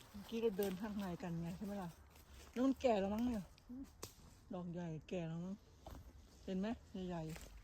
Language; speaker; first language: Thai; native; Thai